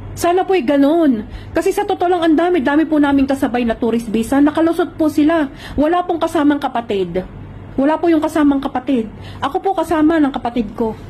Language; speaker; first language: Filipino; native; Filipino